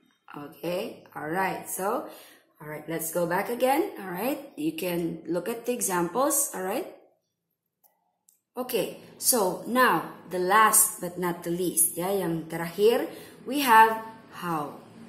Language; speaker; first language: English; non-native, fluent; Indonesian